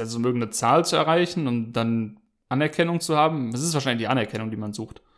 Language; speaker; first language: German; native; German